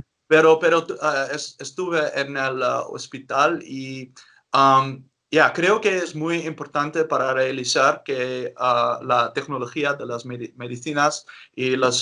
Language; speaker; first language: Spanish; non-native, learner; Dutch